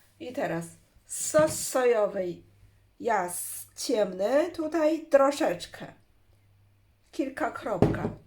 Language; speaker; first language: Polish; non-native, learner; Chinese